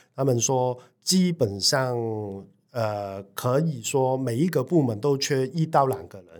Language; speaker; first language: Chinese; non-native, local second language; Cantonese